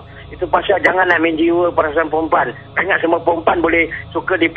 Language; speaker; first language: Malay; native; Malay